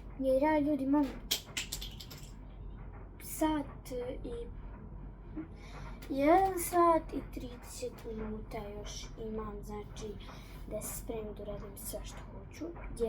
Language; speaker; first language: Bosnian; early bilingual, heritage; Bosnian